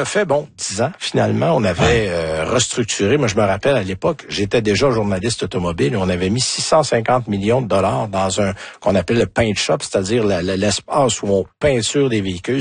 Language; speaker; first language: French; native; French